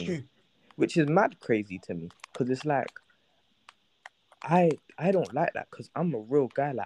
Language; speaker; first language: English; native; English